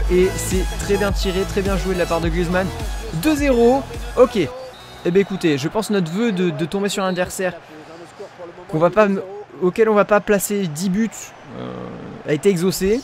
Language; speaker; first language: French; native; French